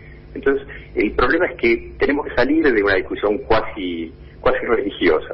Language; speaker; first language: Spanish; native; Spanish